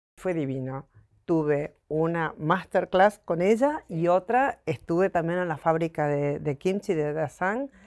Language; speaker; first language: Spanish; native; Spanish